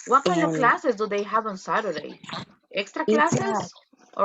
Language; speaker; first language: English; non-native, fluent; Spanish